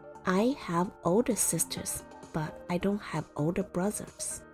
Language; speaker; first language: English; non-native, fluent; Chinese